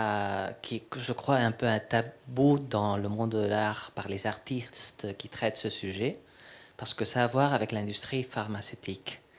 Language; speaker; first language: French; non-native, fluent; Spanish